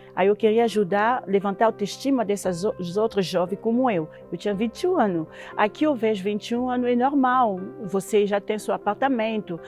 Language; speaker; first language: Portuguese; non-native, fluent; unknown